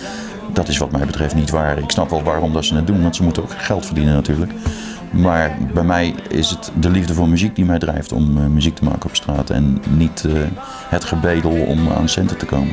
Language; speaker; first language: Dutch; native; Dutch